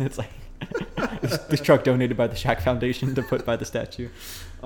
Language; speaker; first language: English; native; English